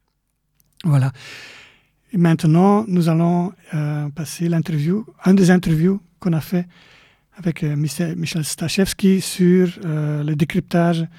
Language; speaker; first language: French; native; French